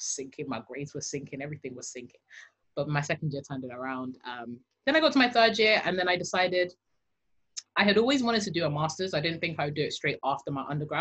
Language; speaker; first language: English; native; English